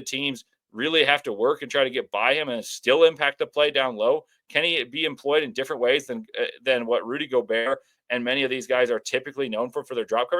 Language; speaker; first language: English; native; English